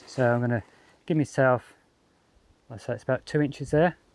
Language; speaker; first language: English; native; English